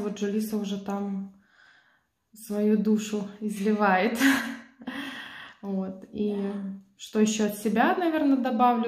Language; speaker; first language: Russian; native; Russian